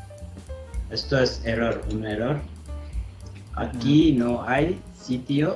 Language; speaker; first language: Spanish; non-native, learner; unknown